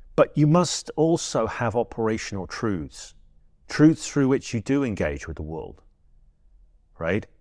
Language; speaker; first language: English; native; English